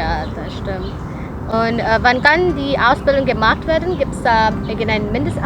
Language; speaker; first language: German; non-native, fluent; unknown